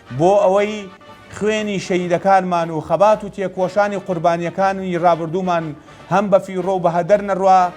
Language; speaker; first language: Central Kurdish; native; Central Kurdish